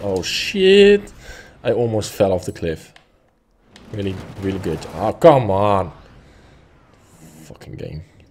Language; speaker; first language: English; non-native, fluent; Dutch